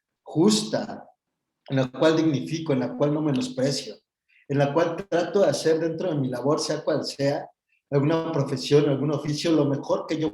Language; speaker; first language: Spanish; native; Spanish